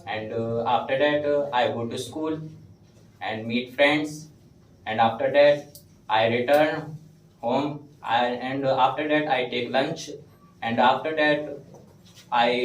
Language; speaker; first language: English; non-native, learner; Hindi